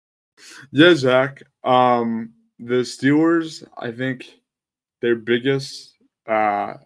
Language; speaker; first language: English; native; English